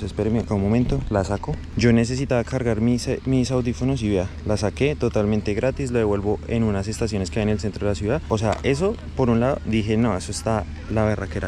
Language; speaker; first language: Spanish; native; Spanish